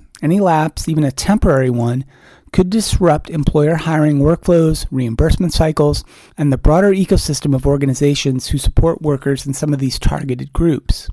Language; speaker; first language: English; native; English